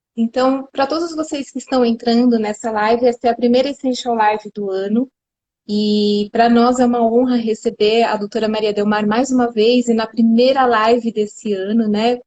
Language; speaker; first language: Portuguese; native; Portuguese